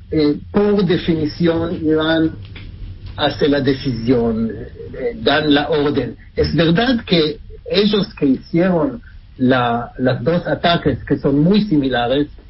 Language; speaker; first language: Spanish; non-native, fluent; Hebrew